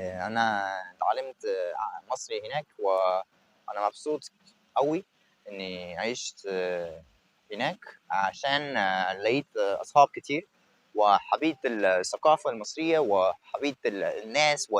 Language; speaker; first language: Arabic; non-native, fluent; French